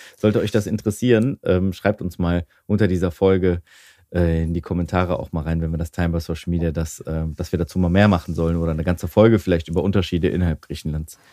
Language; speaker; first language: German; early bilingual, other home language; Greek